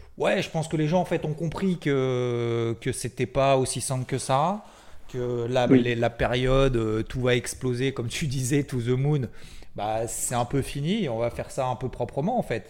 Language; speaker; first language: French; native; French